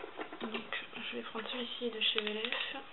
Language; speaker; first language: French; native; French